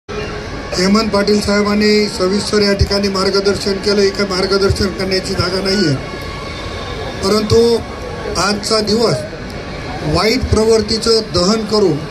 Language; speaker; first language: Marathi; native; Marathi